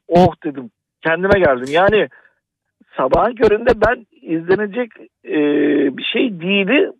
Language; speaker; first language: Turkish; native; Turkish